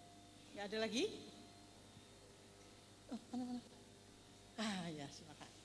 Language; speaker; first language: Indonesian; native; Indonesian